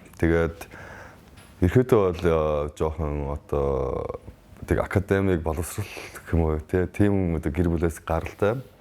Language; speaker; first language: Mongolian; early bilingual, heritage; Mongolian